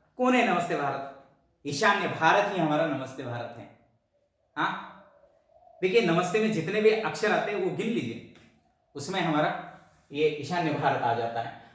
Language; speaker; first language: Hindi; non-native, local second language; Marathi